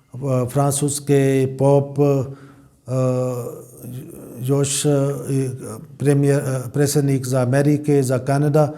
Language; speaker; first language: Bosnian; non-native, learner; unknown